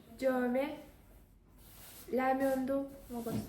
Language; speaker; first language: Korean; non-native, learner; Kazakh